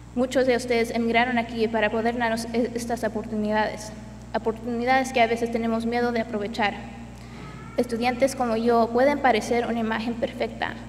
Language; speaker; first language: Spanish; early bilingual, other home language; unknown